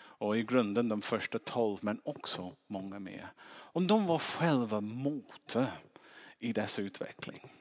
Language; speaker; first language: Swedish; non-native, fluent; English